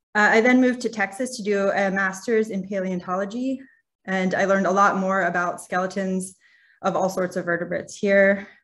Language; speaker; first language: English; native; English